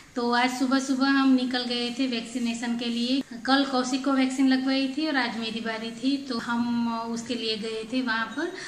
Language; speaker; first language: Hindi; non-native, local second language; Gujarati